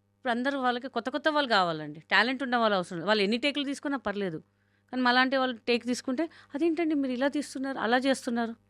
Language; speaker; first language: Telugu; non-native, local second language; Hindi